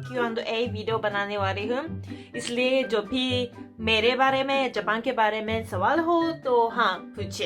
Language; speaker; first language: Hindi; non-native, fluent; Japanese